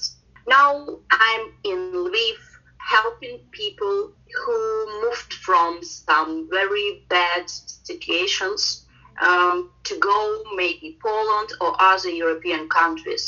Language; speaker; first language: English; non-native, fluent; Ukrainian